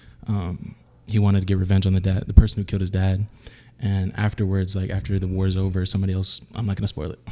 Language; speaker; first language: English; native; English